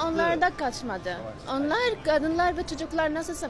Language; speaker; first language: Turkish; non-native, fluent; Arabic